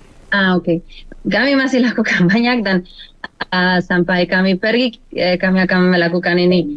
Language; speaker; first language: Indonesian; non-native, learner; Spanish